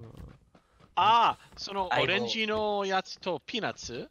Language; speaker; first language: Japanese; non-native, learner; English